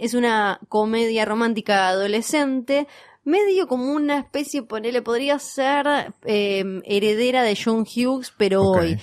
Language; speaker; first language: Spanish; native; Spanish